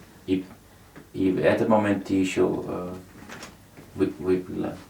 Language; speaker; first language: Russian; non-native, fluent; Dutch